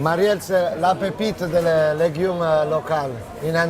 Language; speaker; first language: French; non-native, fluent; Italian